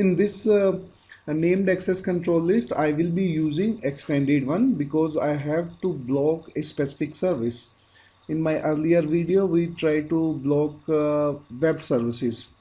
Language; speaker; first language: English; non-native, local second language; Hindi